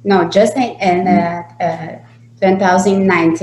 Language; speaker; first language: English; non-native, learner; Portuguese